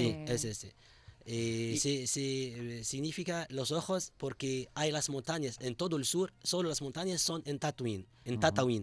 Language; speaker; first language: Spanish; non-native, fluent; Arabic